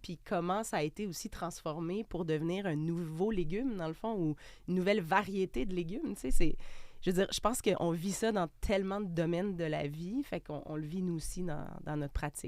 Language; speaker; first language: French; early bilingual, other home language; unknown